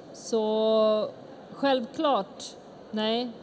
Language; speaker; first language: Swedish; early bilingual, other home language; Bosnian